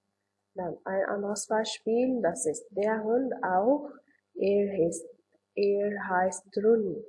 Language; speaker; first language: German; non-native, learner; Arabic